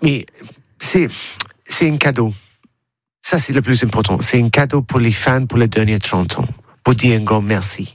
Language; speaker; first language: French; non-native, learner; English